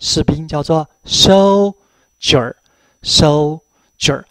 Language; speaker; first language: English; non-native, fluent; Chinese